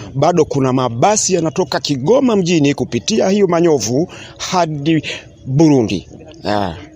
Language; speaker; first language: Swahili; non-native, local second language; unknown